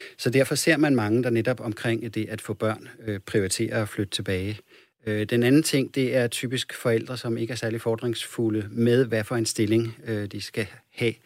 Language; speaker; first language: Danish; native; Danish